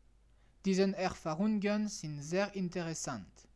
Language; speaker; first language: German; non-native, learner; French